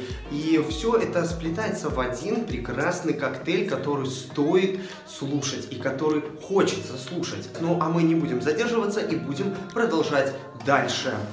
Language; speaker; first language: Russian; native; Russian